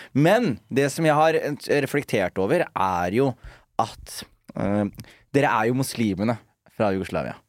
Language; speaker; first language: Norwegian; early bilingual, other home language; Somali